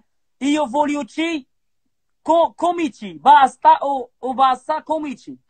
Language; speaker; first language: Italian; non-native, learner; Arabic